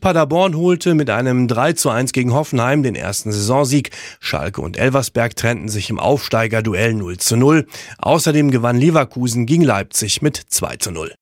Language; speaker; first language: German; native; German